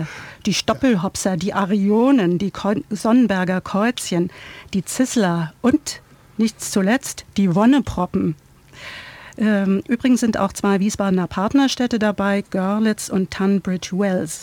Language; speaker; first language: German; native; German